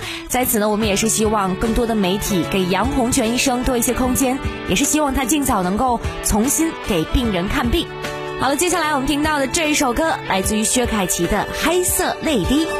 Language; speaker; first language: Chinese; native; Chinese